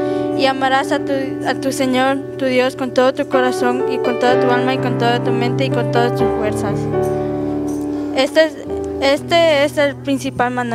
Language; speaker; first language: Spanish; early bilingual, other home language; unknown